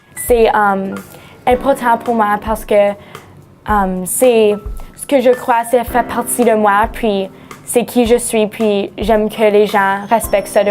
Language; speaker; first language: French; native; French